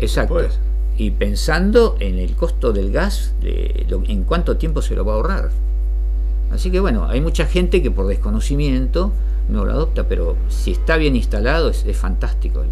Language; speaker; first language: Spanish; native; Spanish